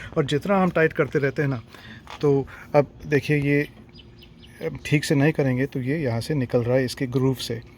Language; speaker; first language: Hindi; non-native, local second language; Tamil